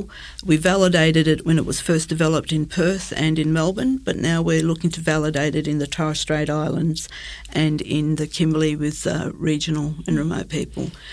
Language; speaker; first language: English; native; English